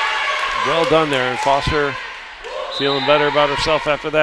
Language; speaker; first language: English; native; English